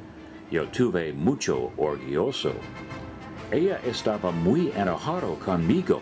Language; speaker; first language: Spanish; non-native, learner; English